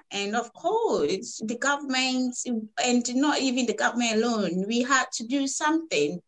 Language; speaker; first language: English; native; English